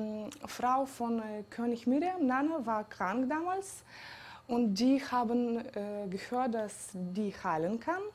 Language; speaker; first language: German; non-native, fluent; Georgian